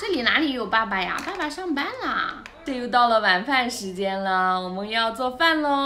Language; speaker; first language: Chinese; native; Chinese